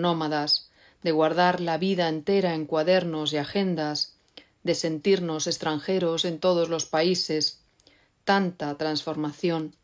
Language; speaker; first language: Spanish; native; Spanish